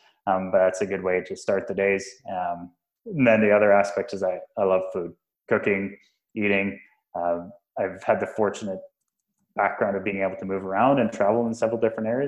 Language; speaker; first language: English; native; English